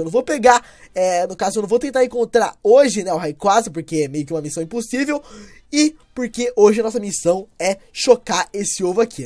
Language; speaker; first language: Portuguese; native; Portuguese